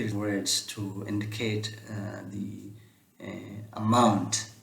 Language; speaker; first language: English; non-native, local second language; Amharic